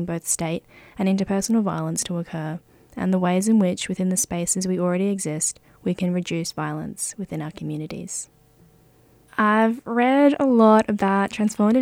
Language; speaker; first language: English; native; English